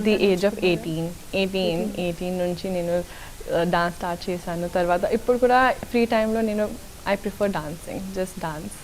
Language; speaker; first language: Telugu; non-native, local second language; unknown